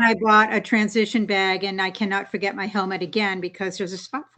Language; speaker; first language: English; native; English